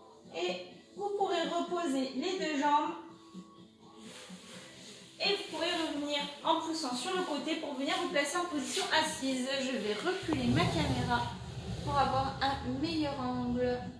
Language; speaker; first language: French; native; French